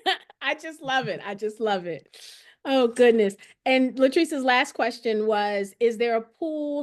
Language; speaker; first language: English; native; English